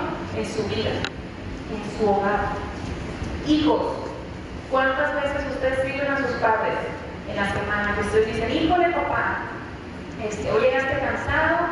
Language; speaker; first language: Spanish; native; Spanish